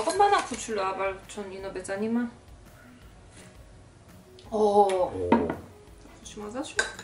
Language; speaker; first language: Persian; non-native, learner; Korean